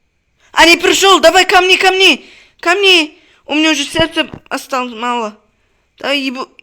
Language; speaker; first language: Russian; non-native, local second language; Uzbek